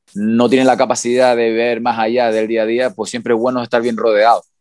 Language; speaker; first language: Spanish; native; Spanish